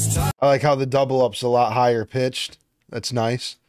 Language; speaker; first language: English; native; English